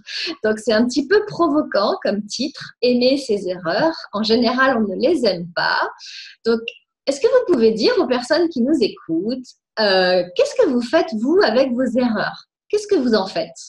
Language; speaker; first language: French; native; French